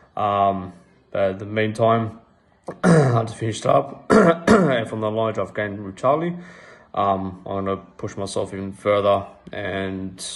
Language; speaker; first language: English; native; English